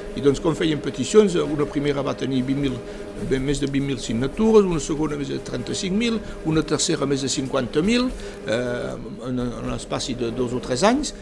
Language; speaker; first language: Catalan; early bilingual, heritage; Catalan